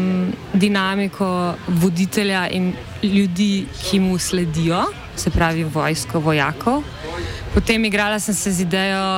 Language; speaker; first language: Slovenian; native; Slovenian